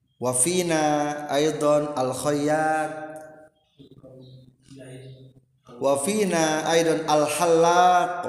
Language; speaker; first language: Arabic; non-native, fluent; Indonesian